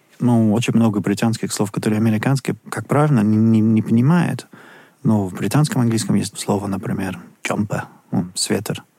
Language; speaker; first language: Russian; non-native, fluent; English